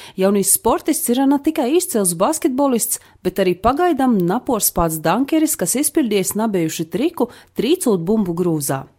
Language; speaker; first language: Latvian; native; Latvian